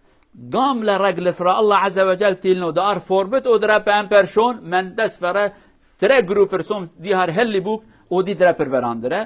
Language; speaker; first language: Norwegian; non-native, fluent; Kurdish